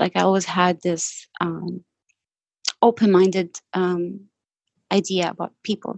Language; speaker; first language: English; non-native, fluent; Arabic